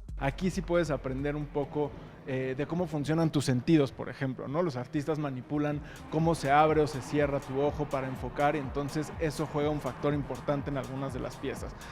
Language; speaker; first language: Spanish; native; Spanish